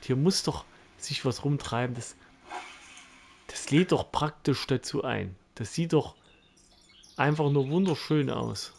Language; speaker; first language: German; native; German